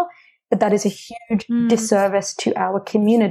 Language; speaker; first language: English; native; English